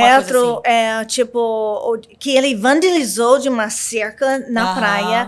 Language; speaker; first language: Portuguese; non-native, learner; English